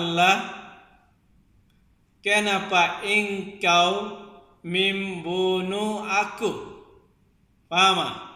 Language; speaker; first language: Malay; non-native, local second language; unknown